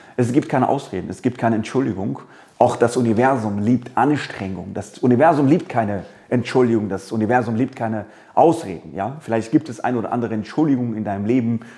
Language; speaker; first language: German; early bilingual, other home language; Persian